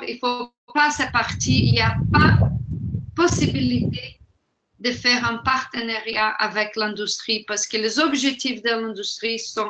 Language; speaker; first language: French; non-native, fluent; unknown